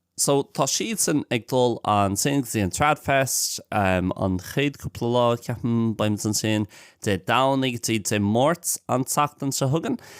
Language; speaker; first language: Irish; native; Irish